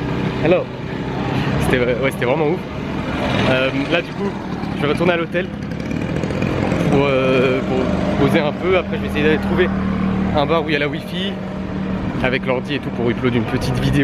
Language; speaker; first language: French; native; French